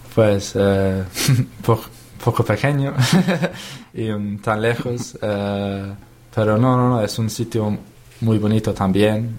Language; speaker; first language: Spanish; non-native, learner; English